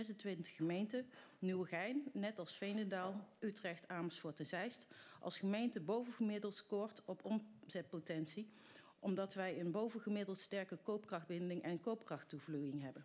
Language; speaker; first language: Dutch; native; Dutch